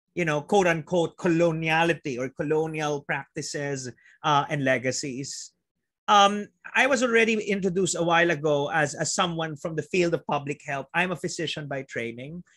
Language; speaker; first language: English; non-native, local second language; Filipino